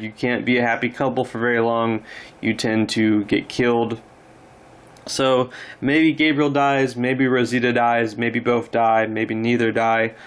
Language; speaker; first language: English; native; English